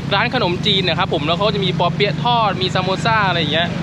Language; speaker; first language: Thai; native; Thai